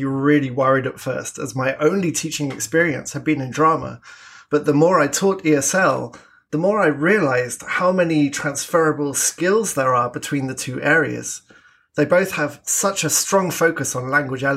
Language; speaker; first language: English; native; English